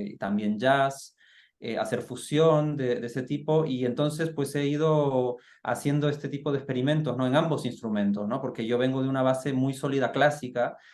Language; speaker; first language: Spanish; native; Spanish